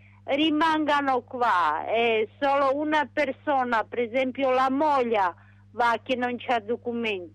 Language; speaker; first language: Italian; non-native, local second language; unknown